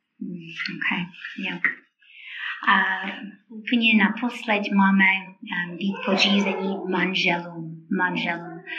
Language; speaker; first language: Czech; non-native, fluent; English